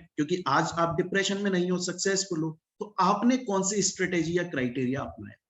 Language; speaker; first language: Hindi; native; Hindi